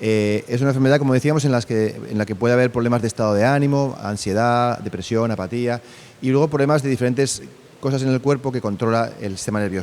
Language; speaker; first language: Spanish; native; Spanish